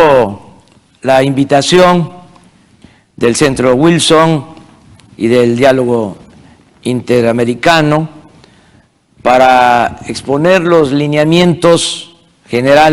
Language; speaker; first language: Spanish; native; Spanish